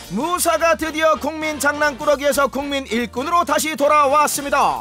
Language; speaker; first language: Korean; native; Korean